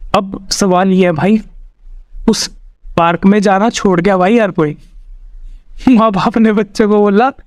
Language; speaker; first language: Hindi; native; Hindi